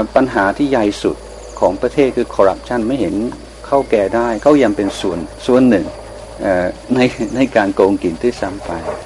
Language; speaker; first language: Thai; non-native, fluent; English